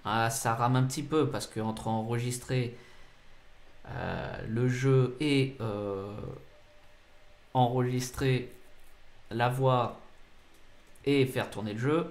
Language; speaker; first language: French; native; French